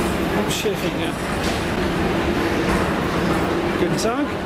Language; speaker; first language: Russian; non-native, learner; English